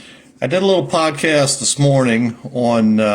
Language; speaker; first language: English; native; English